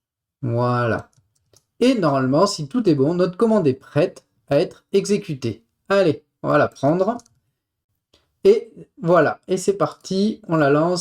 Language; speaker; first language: French; native; French